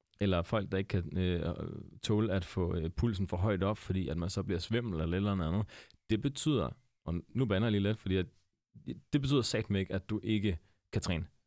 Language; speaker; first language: Danish; native; Danish